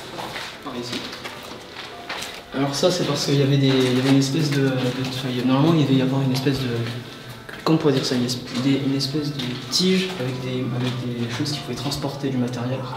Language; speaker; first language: French; native; French